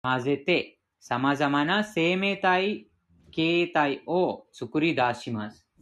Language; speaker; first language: Japanese; non-native, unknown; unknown